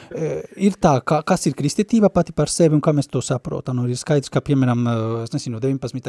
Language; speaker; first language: Latvian; non-native, fluent; Spanish